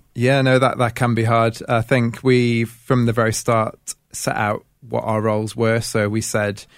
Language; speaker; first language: English; native; English